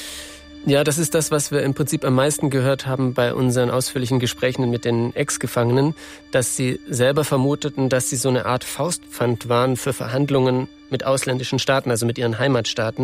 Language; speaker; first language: German; native; German